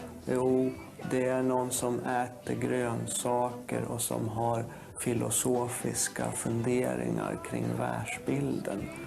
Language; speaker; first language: Swedish; native; Swedish